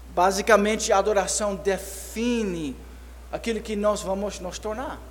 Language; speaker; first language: Portuguese; non-native, fluent; English